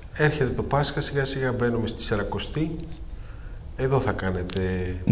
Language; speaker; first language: Greek; non-native, fluent; Bulgarian